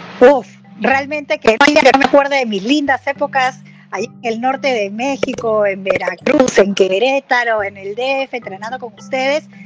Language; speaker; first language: Spanish; native; Spanish